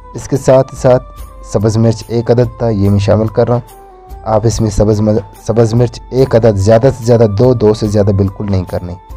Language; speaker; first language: Urdu; non-native, local second language; Baluchi